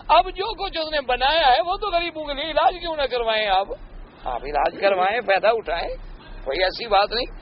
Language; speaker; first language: Urdu; native; Urdu